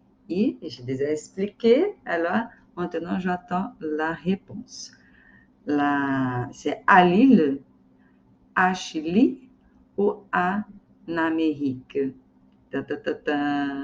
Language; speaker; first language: French; non-native, fluent; Portuguese